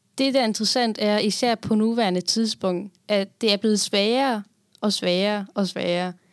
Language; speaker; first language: Danish; non-native, fluent; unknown